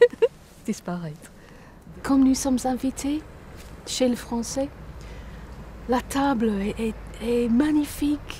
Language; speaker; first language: French; non-native, fluent; English